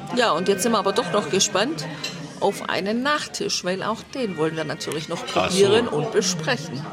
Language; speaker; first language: German; native; German